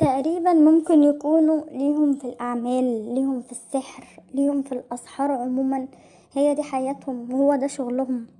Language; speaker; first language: Arabic; native; Arabic